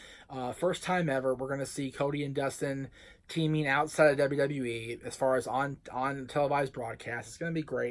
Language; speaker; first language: English; native; English